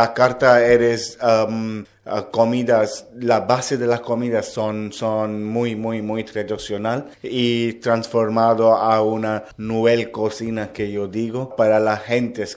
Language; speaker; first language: Spanish; non-native, learner; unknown